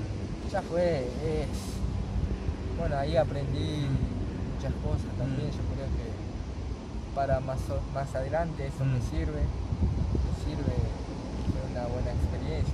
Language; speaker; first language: Spanish; non-native, fluent; Japanese